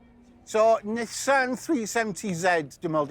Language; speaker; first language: Welsh; native; Welsh